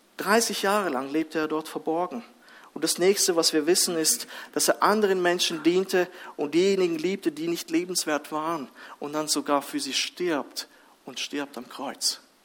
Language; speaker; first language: German; early bilingual, other home language; Russian